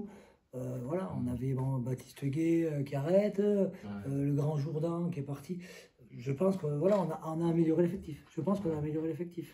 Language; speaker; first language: French; native; French